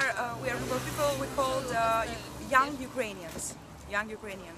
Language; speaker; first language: English; non-native, learner; Russian